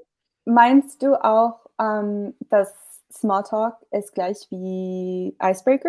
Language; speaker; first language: German; non-native, fluent; English